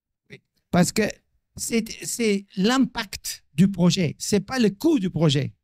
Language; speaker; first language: French; non-native, fluent; Portuguese